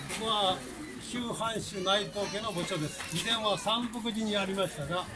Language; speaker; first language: Japanese; native; Japanese